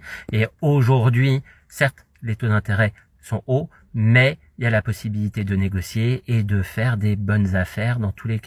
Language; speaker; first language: French; native; French